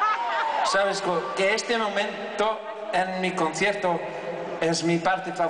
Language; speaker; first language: Spanish; non-native, learner; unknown